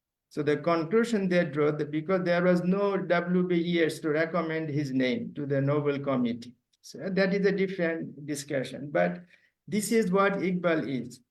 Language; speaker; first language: English; non-native, local second language; Bangla